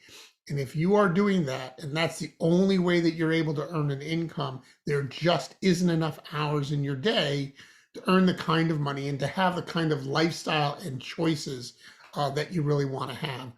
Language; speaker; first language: English; native; English